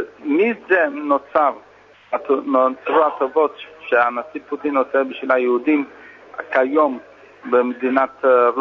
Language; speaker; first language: Hebrew; non-native, fluent; English